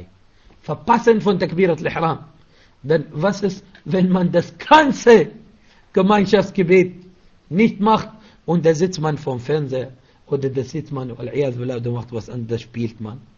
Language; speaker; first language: German; non-native, fluent; Arabic